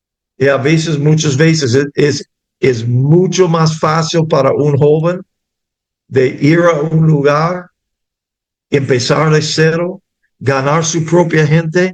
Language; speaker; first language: Spanish; non-native, fluent; English